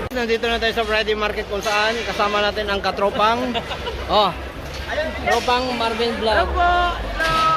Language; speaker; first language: Filipino; non-native, local second language; Cebuano